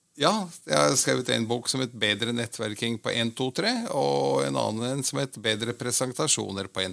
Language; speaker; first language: Norwegian; native; Norwegian